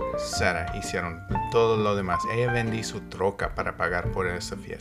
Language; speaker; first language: Spanish; non-native, learner; English